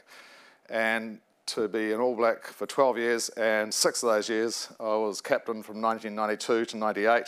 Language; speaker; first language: English; native; English